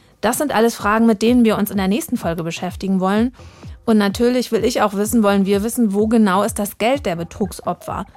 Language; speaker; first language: German; native; German